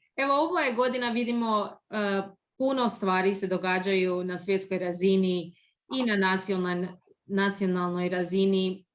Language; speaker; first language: Bosnian; early bilingual, heritage; Croatian